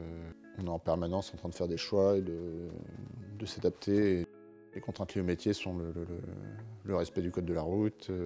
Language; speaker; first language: French; native; French